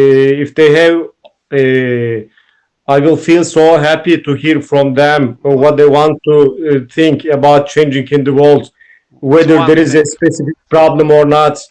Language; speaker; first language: English; non-native, fluent; Turkish